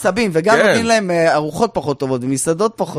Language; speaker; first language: Hebrew; native; Hebrew